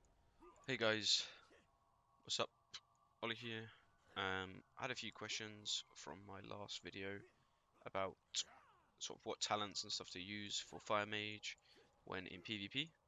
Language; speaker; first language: English; native; English